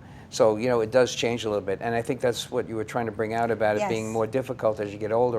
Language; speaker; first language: English; native; English